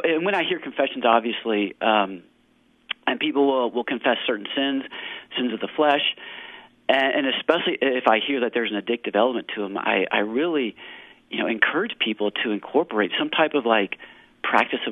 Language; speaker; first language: English; native; English